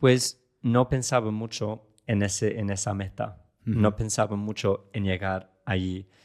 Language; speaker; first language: Spanish; non-native, fluent; English